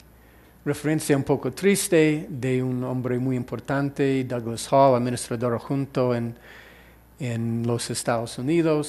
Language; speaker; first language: Spanish; non-native, fluent; English